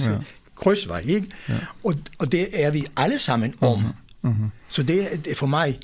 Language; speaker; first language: Danish; non-native, fluent; Hebrew